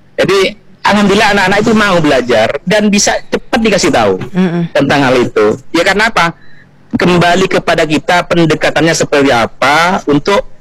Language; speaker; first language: Indonesian; non-native, local second language; Madurese